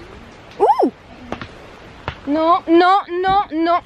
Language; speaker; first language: French; native; French